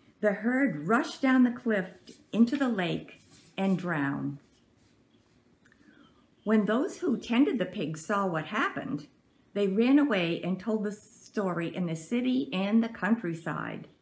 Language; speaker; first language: English; native; English